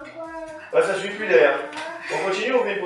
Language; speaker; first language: French; native; French